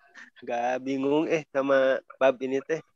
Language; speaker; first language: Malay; non-native, local second language; Sundanese